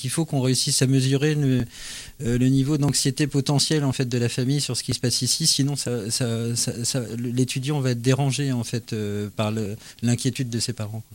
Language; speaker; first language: French; native; French